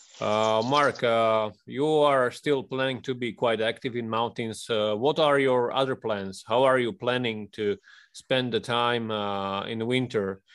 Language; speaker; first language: English; non-native, fluent; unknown